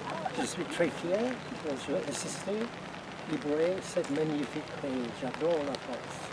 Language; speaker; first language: French; non-native, learner; English